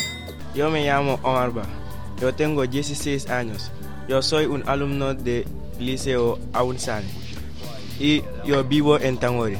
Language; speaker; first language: Spanish; non-native, learner; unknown